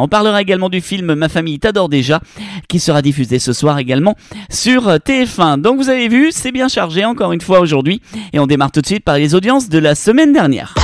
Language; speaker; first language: French; native; French